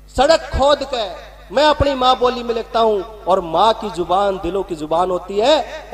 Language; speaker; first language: Hindi; non-native, local second language; Haryanvi